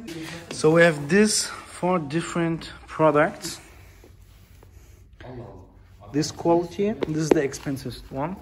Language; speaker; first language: English; non-native, fluent; German